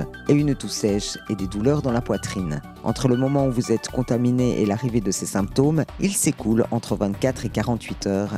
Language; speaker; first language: French; native; French